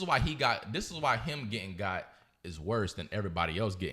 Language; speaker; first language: English; native; English